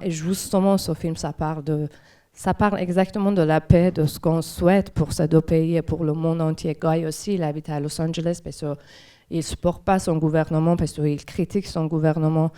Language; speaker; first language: French; non-native, fluent; Persian